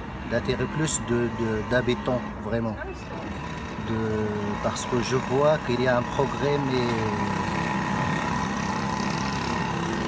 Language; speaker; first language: French; non-native, local second language; Arabic